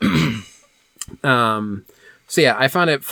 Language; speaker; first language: English; native; English